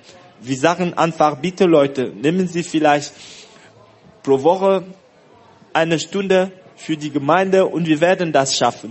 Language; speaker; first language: German; non-native, fluent; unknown